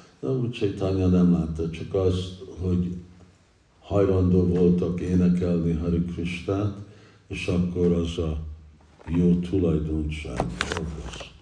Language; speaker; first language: Hungarian; early bilingual, heritage; English